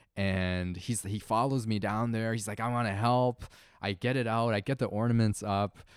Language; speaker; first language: English; native; English